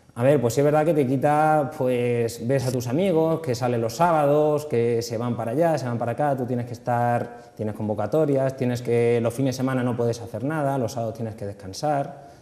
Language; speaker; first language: Spanish; native; Spanish